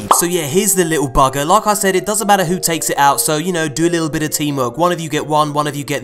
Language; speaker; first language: English; native; English